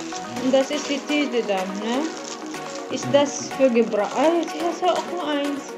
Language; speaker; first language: German; non-native, learner; Filipino